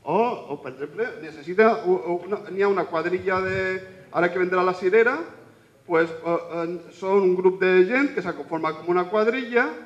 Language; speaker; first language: Spanish; non-native, local second language; Catalan